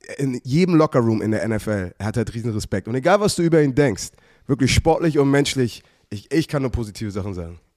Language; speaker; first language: German; native; German